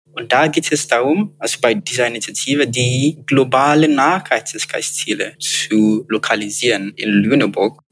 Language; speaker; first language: German; non-native, fluent; Yoruba